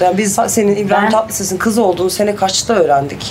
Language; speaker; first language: Turkish; native; Turkish